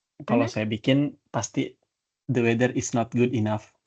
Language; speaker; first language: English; non-native, learner; Indonesian